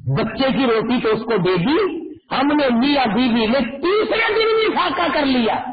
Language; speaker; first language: Urdu; native; Urdu